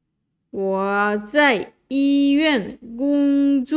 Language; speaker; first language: Chinese; non-native, learner; Bangla